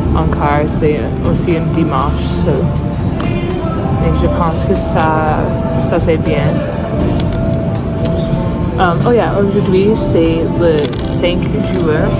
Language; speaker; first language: French; non-native, local second language; English